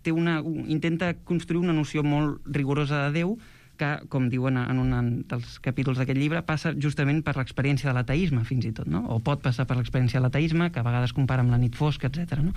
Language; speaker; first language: Catalan; native; Catalan